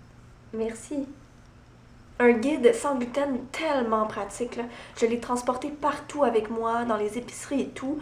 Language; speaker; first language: French; native; French